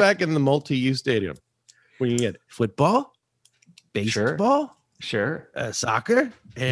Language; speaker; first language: English; native; English